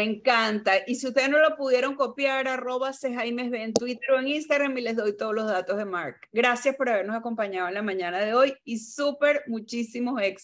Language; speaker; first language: Spanish; native; Spanish